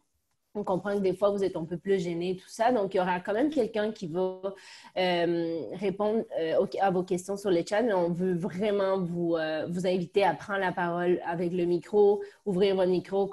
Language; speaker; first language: French; native; French